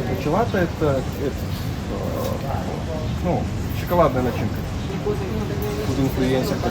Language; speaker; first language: Russian; native; Russian